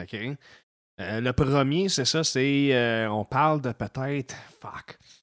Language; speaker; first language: French; native; French